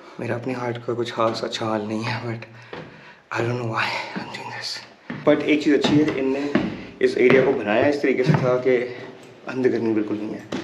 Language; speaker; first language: Urdu; non-native, local second language; Punjabi